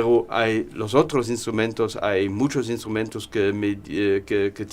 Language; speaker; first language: Spanish; non-native, learner; German